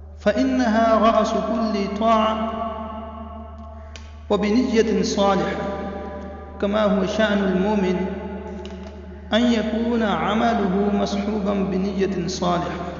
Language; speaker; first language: Arabic; non-native, fluent; Urdu